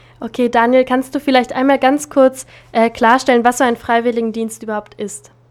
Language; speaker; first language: German; native; German